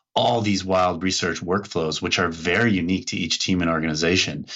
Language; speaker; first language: English; native; English